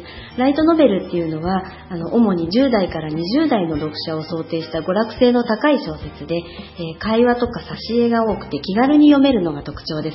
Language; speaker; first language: Japanese; native; Japanese